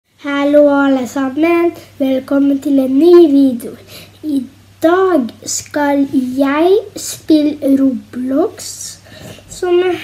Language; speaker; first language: Norwegian; non-native, learner; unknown